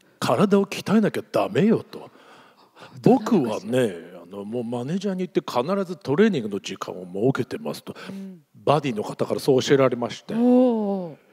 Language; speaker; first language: Japanese; native; Japanese